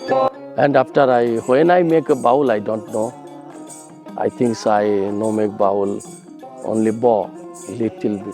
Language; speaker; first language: English; non-native, learner; Bangla